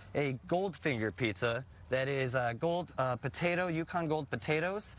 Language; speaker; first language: English; native; English